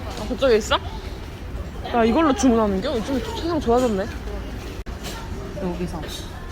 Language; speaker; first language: Korean; native; Korean